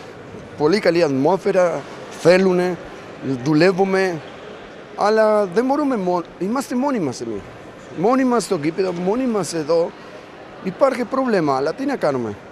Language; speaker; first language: Greek; non-native, learner; Spanish